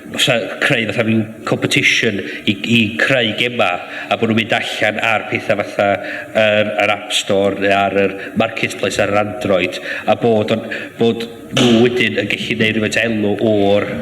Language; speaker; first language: Welsh; native; Welsh